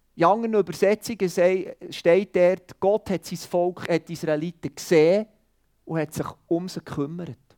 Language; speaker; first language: German; non-native, fluent; Swiss German